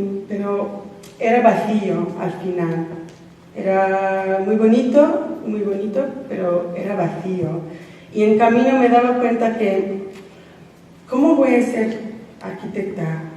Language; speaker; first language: Spanish; non-native, fluent; English